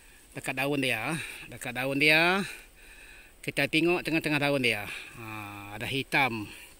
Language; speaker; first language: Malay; non-native, local second language; Iban